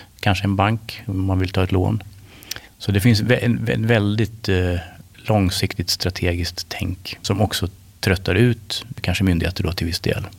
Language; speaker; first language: Swedish; native; Swedish